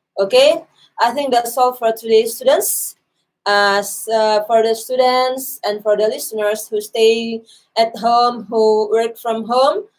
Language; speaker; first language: English; non-native, fluent; Indonesian